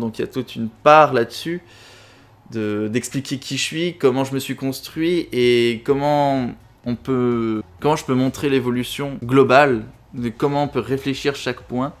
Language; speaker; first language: French; native; French